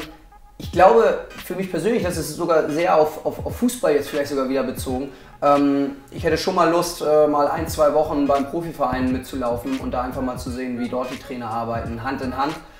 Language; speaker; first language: German; native; German